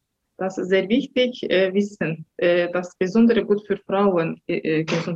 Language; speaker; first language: German; non-native, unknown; Azerbaijani